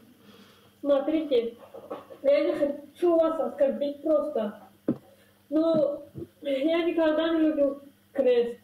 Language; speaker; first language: Russian; non-native, fluent; Lezghian